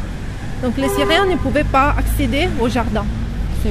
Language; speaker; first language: French; non-native, fluent; Italian